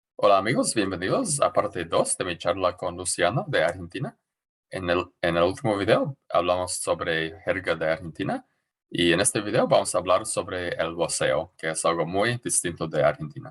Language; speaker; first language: Spanish; non-native, fluent; English